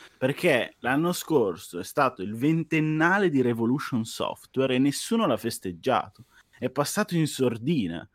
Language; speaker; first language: Italian; native; Italian